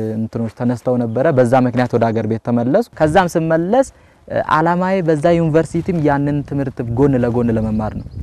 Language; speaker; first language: Amharic; native; Amharic